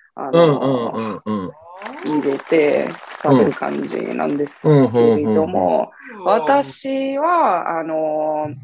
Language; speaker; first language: Japanese; non-native, fluent; Italian